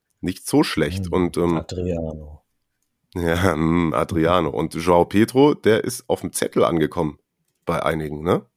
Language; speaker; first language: German; native; German